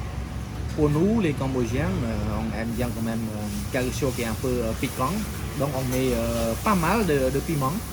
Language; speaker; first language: French; non-native, fluent; Khmer